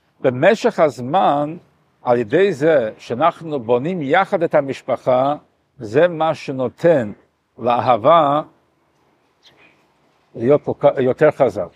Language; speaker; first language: Hebrew; non-native, fluent; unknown